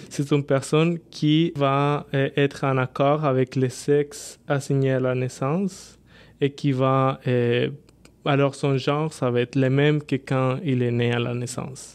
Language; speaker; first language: French; non-native, fluent; Spanish